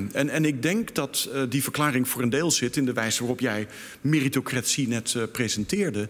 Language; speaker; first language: Dutch; native; Dutch